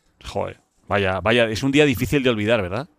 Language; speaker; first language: Spanish; native; Spanish